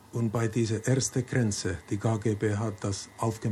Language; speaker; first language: German; non-native, learner; Finnish